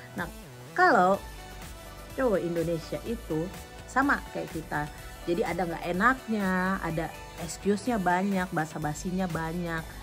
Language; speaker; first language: Indonesian; native; Indonesian